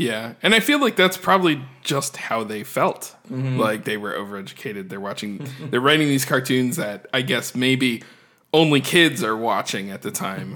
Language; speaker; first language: English; native; English